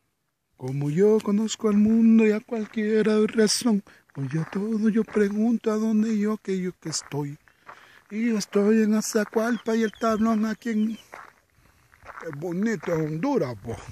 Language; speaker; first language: Spanish; native; Spanish